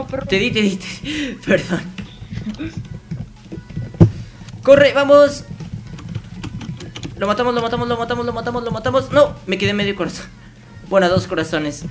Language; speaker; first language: Spanish; native; Spanish